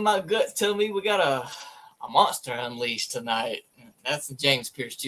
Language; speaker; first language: English; native; English